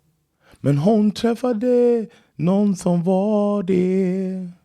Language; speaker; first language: Swedish; non-native, learner; English